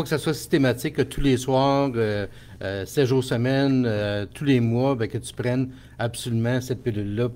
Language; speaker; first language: French; native; French